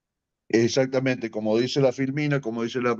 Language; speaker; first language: Spanish; native; Spanish